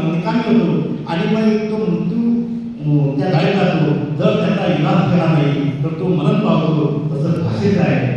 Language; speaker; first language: Marathi; non-native, local second language; Bhili